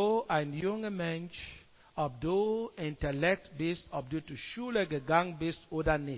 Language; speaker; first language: German; non-native, learner; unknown